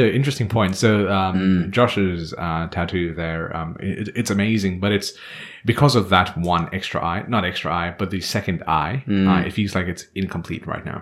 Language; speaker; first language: English; non-native, local second language; Nepali